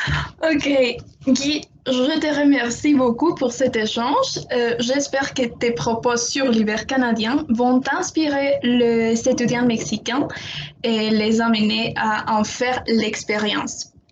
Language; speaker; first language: French; non-native, fluent; Spanish